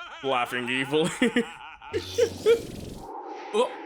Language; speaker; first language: English; native; English